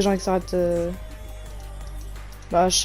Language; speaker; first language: French; native; French